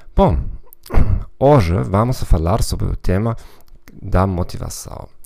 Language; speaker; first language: Portuguese; non-native, fluent; German